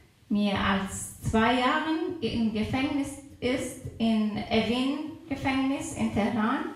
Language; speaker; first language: German; non-native, fluent; Persian